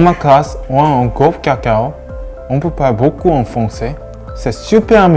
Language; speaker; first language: French; non-native, learner; Japanese